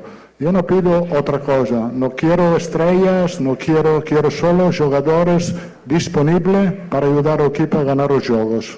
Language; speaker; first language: Portuguese; non-native, fluent; Italian